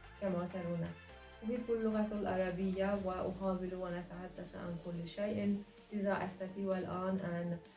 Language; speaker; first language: Arabic; non-native, learner; Azerbaijani